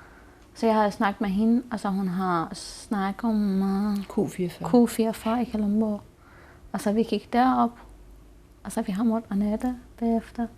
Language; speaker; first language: Danish; non-native, learner; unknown